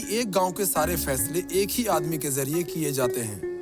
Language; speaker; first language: Hindi; native; Hindi